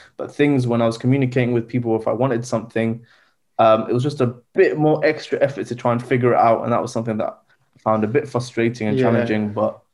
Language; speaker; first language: English; native; English